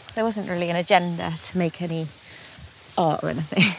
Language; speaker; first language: English; native; English